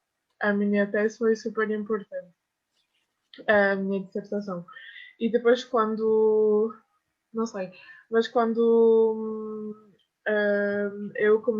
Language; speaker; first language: Portuguese; non-native, fluent; French